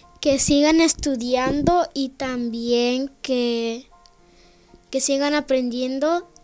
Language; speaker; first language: Spanish; early bilingual, heritage; Spanish